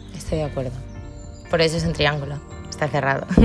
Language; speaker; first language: Spanish; native; Spanish